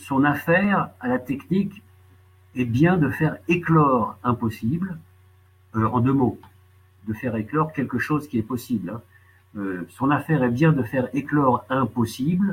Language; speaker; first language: French; native; French